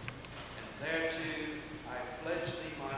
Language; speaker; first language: English; native; English